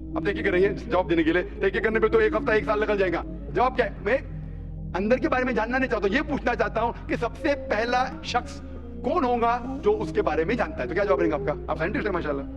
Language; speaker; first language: Hindi; non-native, local second language; Konkani